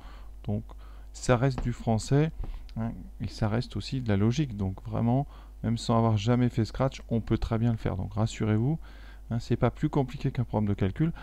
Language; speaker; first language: French; native; French